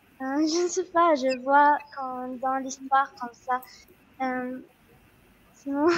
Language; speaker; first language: French; non-native, learner; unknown